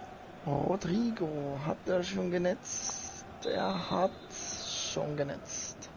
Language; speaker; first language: German; native; German